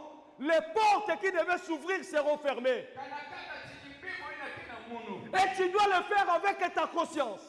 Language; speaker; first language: French; non-native, local second language; Lingala